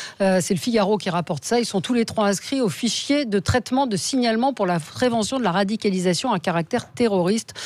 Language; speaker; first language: French; native; French